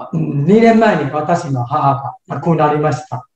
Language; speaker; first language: Japanese; non-native, fluent; Chinese